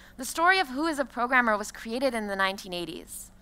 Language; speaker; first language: English; non-native, fluent; French